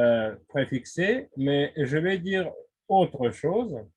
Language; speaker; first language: French; non-native, fluent; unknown